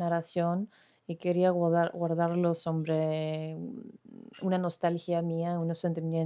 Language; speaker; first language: Spanish; non-native, fluent; Greek